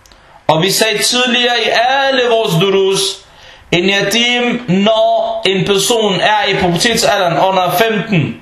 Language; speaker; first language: Danish; early bilingual, other home language; Arabic